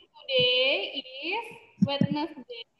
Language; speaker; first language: English; non-native, learner; Indonesian